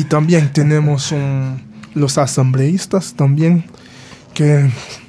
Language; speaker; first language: Spanish; non-native, fluent; Haitian Creole